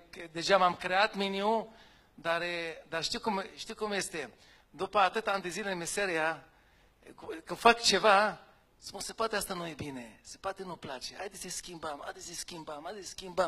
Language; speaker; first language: Romanian; non-native, fluent; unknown